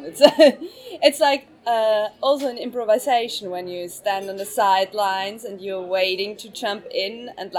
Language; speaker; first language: English; non-native, fluent; German